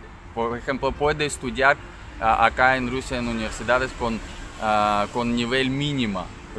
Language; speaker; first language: Spanish; non-native, learner; Russian